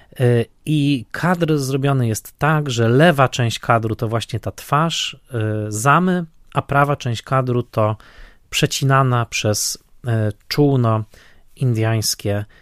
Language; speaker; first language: Polish; native; Polish